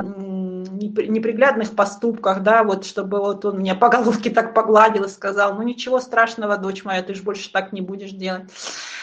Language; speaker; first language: Russian; native; Russian